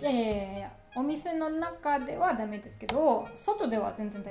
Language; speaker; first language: Japanese; non-native, learner; German